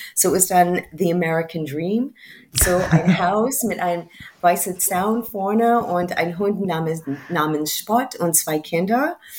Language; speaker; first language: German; non-native, fluent; English